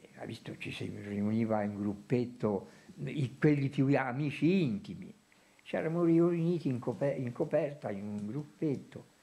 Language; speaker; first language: Italian; native; Italian